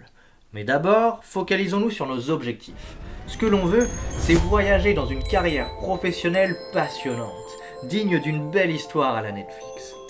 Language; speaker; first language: French; native; French